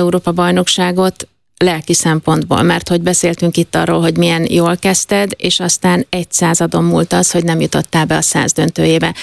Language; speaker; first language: Hungarian; native; Hungarian